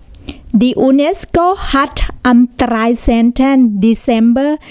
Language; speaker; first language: German; non-native, learner; Thai